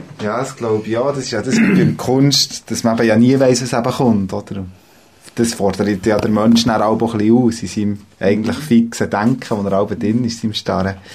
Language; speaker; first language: German; native; German